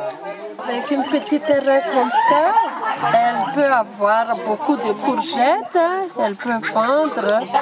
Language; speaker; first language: French; non-native, local second language; Malagasy